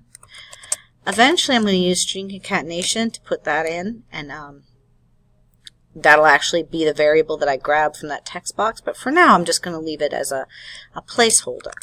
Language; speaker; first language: English; native; English